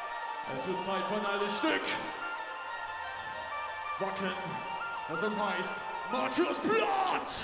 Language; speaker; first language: German; native; German